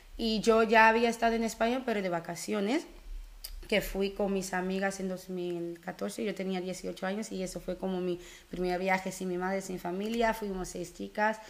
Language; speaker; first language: Spanish; early bilingual, other home language; Dutch